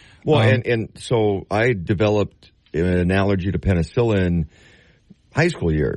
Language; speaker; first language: English; native; English